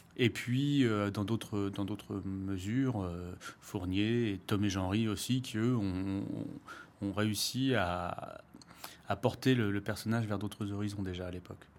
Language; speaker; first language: French; native; French